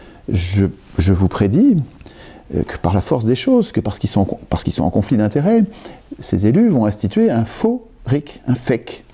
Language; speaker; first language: French; native; French